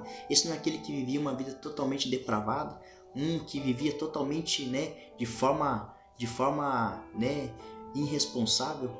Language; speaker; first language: Portuguese; native; Portuguese